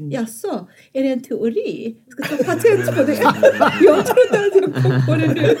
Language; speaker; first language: Swedish; non-native, fluent; Persian